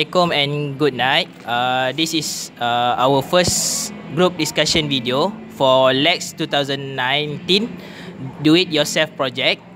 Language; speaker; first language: English; non-native, local second language; Malay